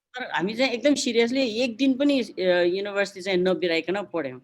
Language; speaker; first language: Nepali; native; Nepali